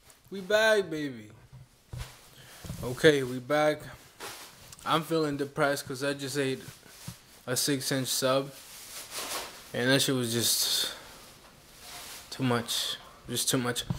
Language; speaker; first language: English; early bilingual, other home language; Spanish